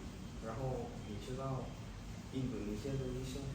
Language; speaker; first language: Chinese; non-native, learner; Indonesian